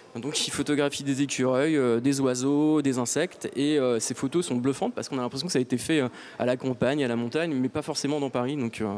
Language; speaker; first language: French; native; French